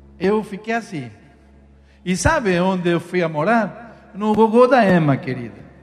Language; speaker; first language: Portuguese; non-native, fluent; Spanish